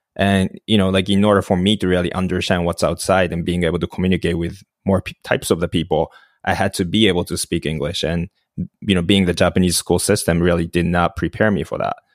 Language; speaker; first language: English; non-native, fluent; Japanese